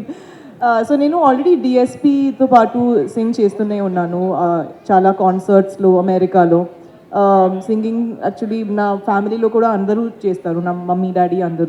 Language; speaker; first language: Telugu; non-native, learner; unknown